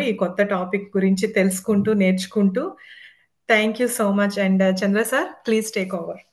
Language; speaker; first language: Telugu; native; Telugu